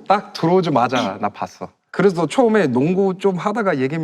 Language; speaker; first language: Korean; early bilingual, heritage; English